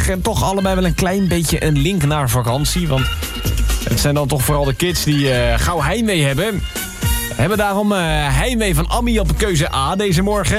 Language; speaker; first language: Dutch; native; Dutch